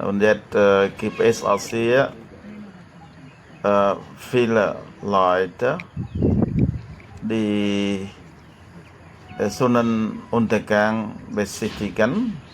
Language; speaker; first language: German; non-native, learner; Khmer